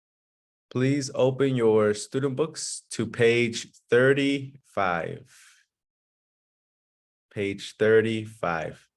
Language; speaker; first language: English; early bilingual, other home language; Spanish